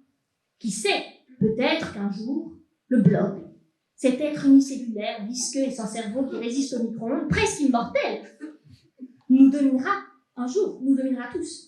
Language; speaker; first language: French; native; French